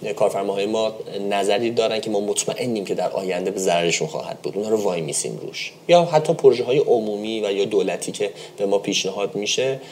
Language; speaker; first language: Persian; native; Persian